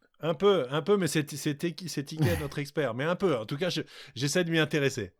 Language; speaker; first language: French; non-native, fluent; English